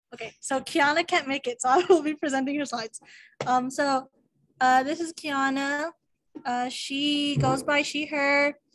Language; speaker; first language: English; native; English